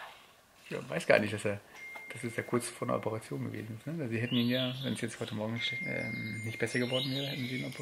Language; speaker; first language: German; native; German